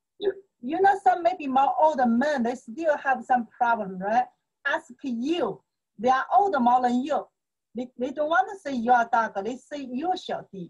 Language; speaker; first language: English; non-native, learner; Chinese